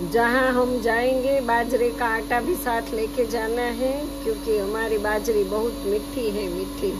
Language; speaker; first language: Hindi; non-native, local second language; Gujarati